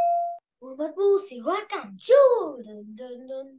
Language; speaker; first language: Chinese; non-native, learner; Vietnamese